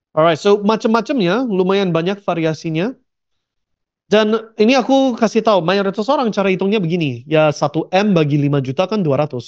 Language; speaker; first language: Indonesian; early bilingual, heritage; Indonesian